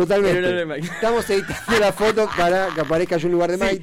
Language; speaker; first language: Spanish; native; Spanish